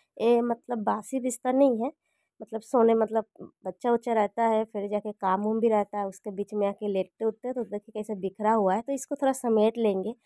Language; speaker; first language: Hindi; non-native, local second language; Bangla